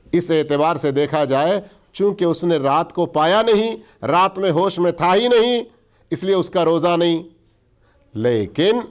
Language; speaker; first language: Urdu; native; Urdu